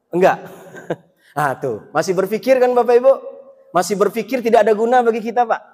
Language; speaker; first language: Indonesian; non-native, local second language; Minangkabau